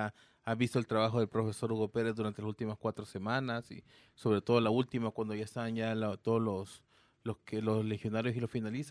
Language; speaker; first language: Spanish; native; Spanish